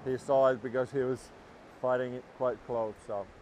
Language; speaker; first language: English; non-native, fluent; Finnish